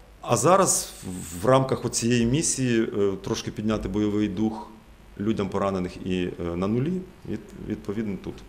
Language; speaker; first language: Ukrainian; native; Ukrainian